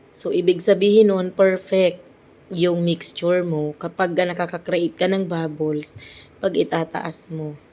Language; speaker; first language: Filipino; native; Filipino